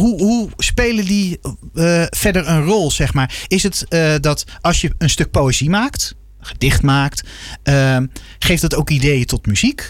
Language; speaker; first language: Dutch; native; Dutch